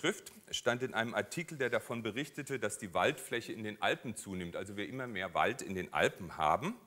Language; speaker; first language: German; native; German